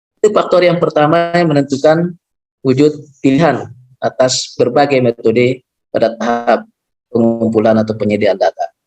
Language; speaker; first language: Indonesian; non-native, local second language; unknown